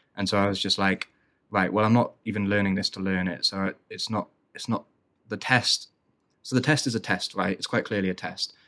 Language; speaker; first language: English; native; English